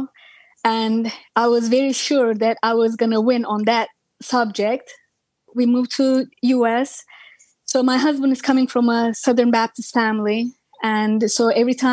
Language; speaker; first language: English; non-native, fluent; Turkish